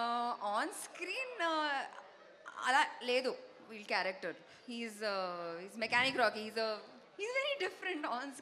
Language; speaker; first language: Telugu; non-native, learner; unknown